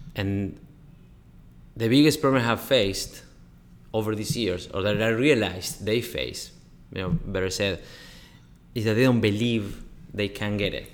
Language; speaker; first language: English; non-native, fluent; Spanish